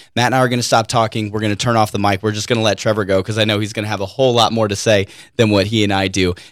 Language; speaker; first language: English; native; English